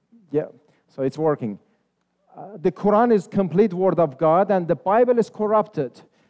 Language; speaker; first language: English; non-native, fluent; Persian